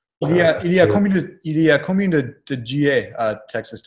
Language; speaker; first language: French; non-native, learner; English